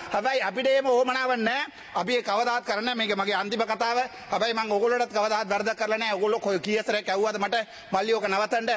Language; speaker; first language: Sinhala; non-native, local second language; Tamil